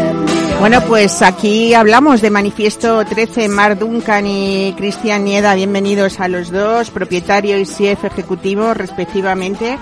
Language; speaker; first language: Spanish; native; Spanish